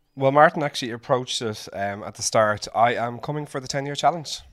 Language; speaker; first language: English; native; English